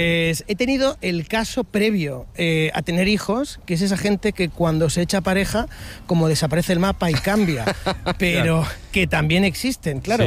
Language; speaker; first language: Spanish; native; Spanish